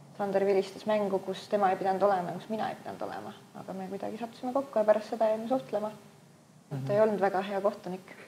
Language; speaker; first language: Estonian; native; Estonian